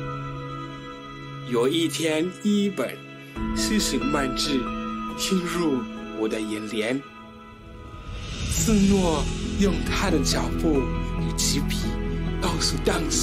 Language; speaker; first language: Chinese; non-native, fluent; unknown